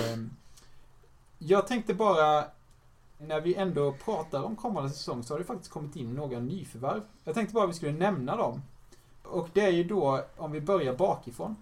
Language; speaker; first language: Swedish; native; Swedish